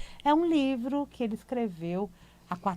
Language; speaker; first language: Portuguese; native; Portuguese